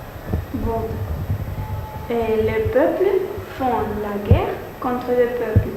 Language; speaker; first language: French; non-native, learner; Spanish